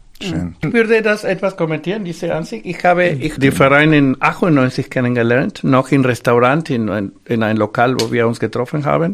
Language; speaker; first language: German; non-native, fluent; Spanish